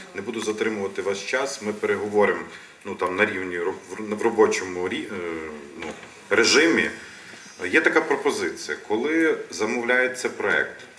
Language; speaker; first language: Ukrainian; native; Ukrainian